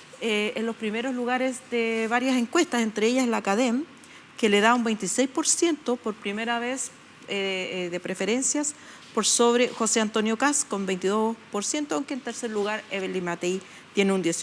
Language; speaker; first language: Spanish; native; Spanish